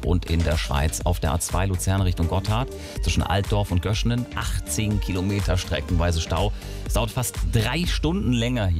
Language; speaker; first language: German; native; German